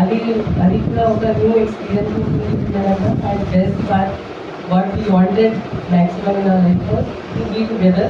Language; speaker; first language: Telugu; non-native, fluent; Hindi